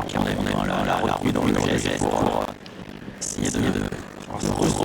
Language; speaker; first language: French; native; French